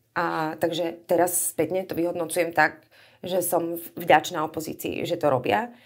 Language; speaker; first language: Slovak; native; Slovak